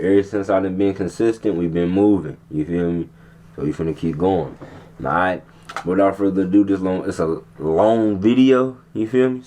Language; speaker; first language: English; native; English